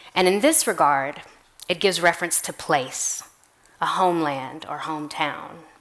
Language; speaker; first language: English; native; English